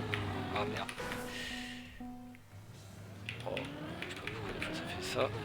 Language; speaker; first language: French; native; French